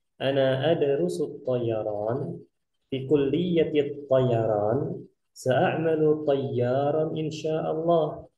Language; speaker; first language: Arabic; non-native, fluent; Indonesian